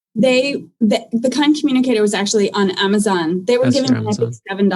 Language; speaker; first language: English; native; English